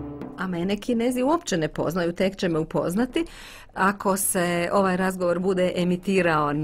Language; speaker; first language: Bosnian; native; Bosnian